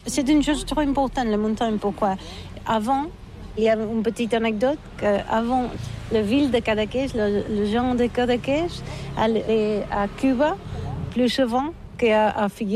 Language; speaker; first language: French; non-native, learner; Catalan